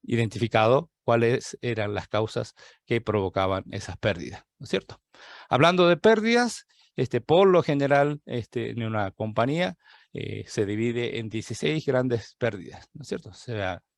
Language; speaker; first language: Spanish; native; Spanish